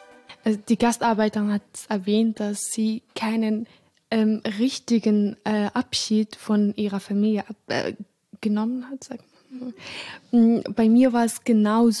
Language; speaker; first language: German; early bilingual, other home language; Arabic